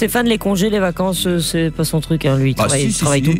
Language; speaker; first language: French; native; French